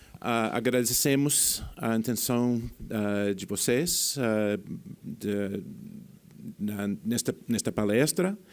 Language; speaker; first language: Portuguese; non-native, fluent; English